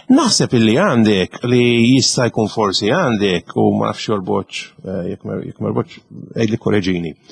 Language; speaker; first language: Maltese; native; Maltese